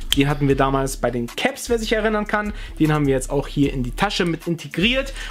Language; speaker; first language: German; early bilingual, other home language; Portuguese